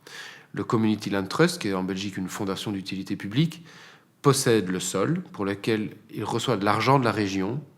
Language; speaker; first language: French; native; French